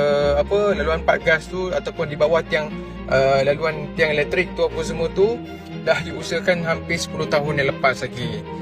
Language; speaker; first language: Malay; native; Malay